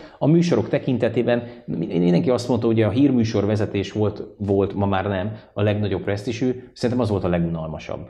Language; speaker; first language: Hungarian; native; Hungarian